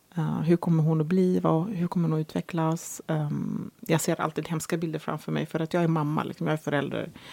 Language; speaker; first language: Swedish; early bilingual, other home language; Arabic